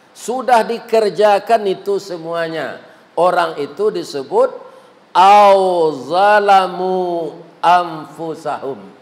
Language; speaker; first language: Malay; non-native, local second language; Minangkabau